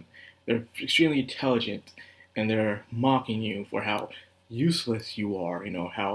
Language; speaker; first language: English; native; English